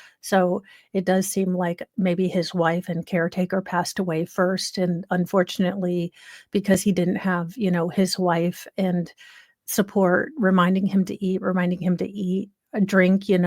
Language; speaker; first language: English; native; English